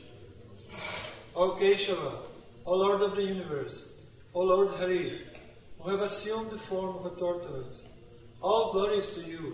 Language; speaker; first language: English; non-native, local second language; Tamil